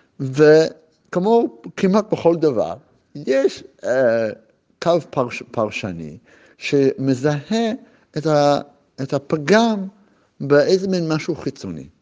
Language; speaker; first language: Hebrew; native; Hebrew